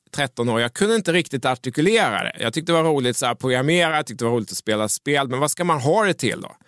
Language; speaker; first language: Swedish; native; Swedish